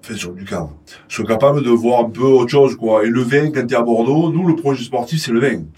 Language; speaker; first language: French; native; French